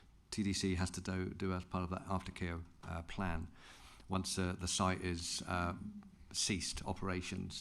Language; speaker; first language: English; native; English